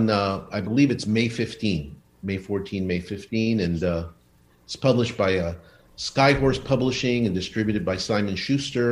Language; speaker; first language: English; early bilingual, other home language; Spanish